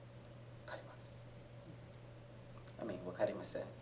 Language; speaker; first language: Japanese; non-native, learner; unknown